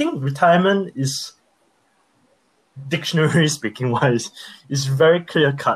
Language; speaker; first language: English; early bilingual, other home language; Korean